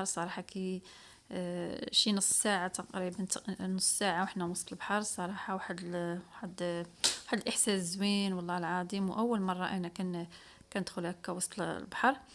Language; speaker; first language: Arabic; native; Arabic